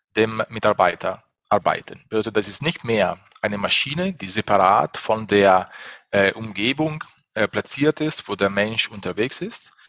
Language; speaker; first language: German; non-native, fluent; Italian